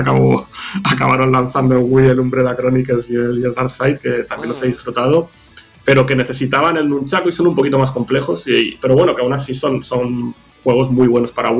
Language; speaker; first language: Spanish; native; Spanish